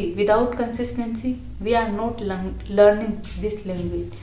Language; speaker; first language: English; non-native, learner; Hindi